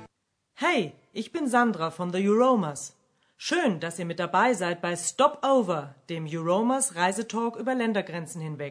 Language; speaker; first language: German; native; German